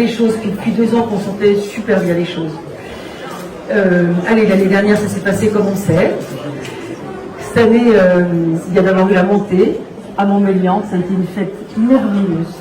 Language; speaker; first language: French; native; French